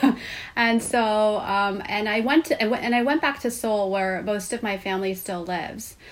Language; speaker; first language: English; non-native, fluent; Korean